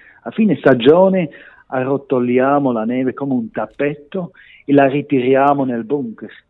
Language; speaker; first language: Italian; non-native, learner; Romansh